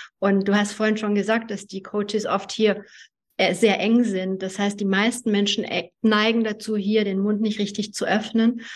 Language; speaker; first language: German; early bilingual, other home language; Hungarian